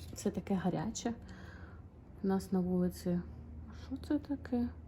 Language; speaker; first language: Ukrainian; non-native, local second language; Russian